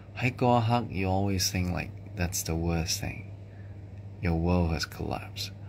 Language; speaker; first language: English; native; English